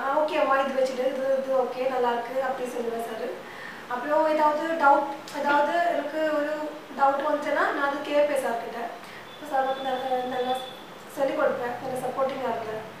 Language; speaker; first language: Tamil; non-native, learner; Malayalam